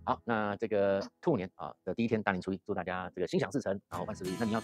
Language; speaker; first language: Chinese; native; Chinese